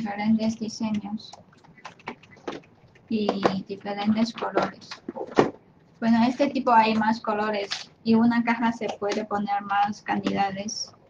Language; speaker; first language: Spanish; non-native, fluent; Chinese